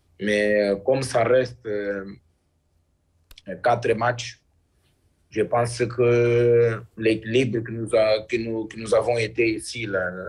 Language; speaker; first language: French; non-native, learner; Portuguese